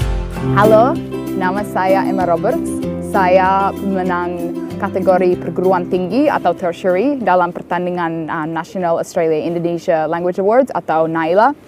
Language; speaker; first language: Indonesian; non-native, fluent; English